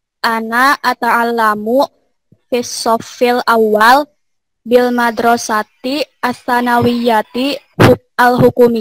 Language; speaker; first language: Arabic; non-native, learner; Indonesian